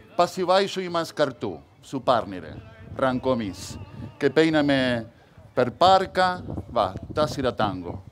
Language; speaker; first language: Lithuanian; non-native, fluent; Spanish